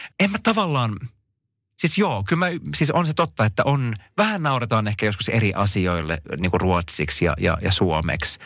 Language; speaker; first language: Finnish; non-native, local second language; Swedish